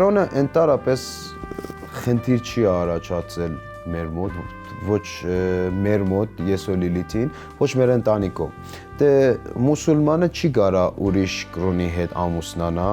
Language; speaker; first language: Armenian; non-native, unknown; Persian